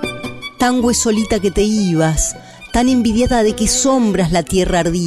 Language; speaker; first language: Spanish; native; Spanish